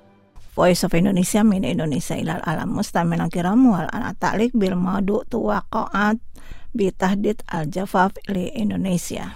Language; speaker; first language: Arabic; non-native, fluent; Indonesian